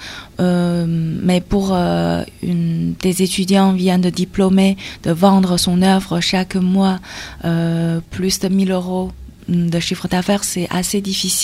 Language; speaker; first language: French; non-native, fluent; Chinese